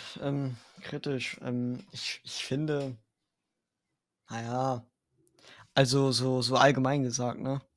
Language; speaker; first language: German; native; German